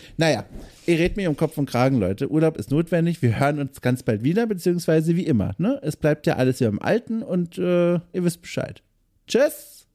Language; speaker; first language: German; native; German